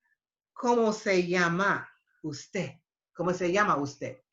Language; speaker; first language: Spanish; non-native, fluent; English